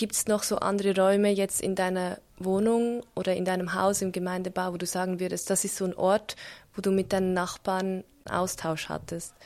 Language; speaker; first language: German; native; German